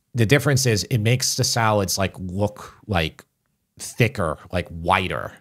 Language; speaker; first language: English; native; English